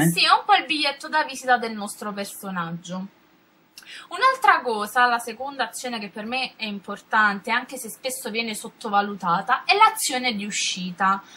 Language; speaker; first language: Italian; native; Italian